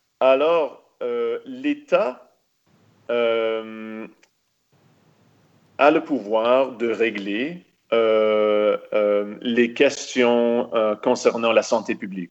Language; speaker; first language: French; non-native, local second language; English